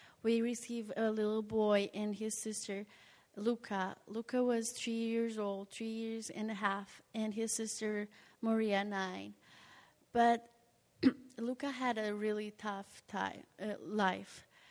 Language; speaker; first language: English; non-native, fluent; Romanian